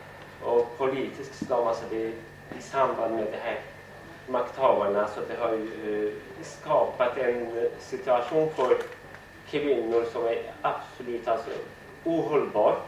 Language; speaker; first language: Swedish; non-native, fluent; Persian